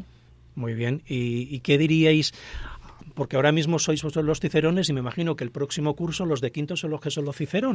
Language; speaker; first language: Spanish; native; Spanish